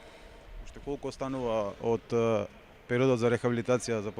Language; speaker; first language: Macedonian; native; Macedonian